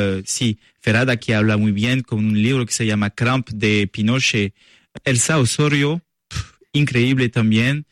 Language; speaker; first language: Spanish; non-native, learner; French